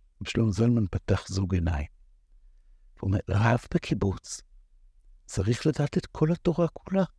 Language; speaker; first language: Hebrew; native; Hebrew